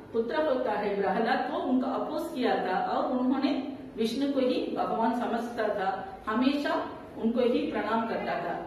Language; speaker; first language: Hindi; non-native, local second language; Tamil